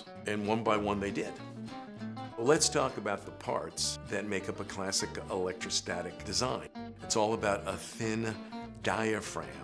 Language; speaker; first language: English; native; English